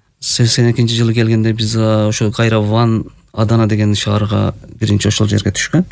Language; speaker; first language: Kyrgyz; early bilingual, heritage; Kyrgyz